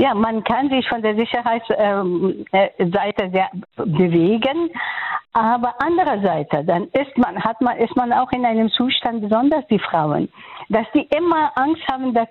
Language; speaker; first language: German; non-native, fluent; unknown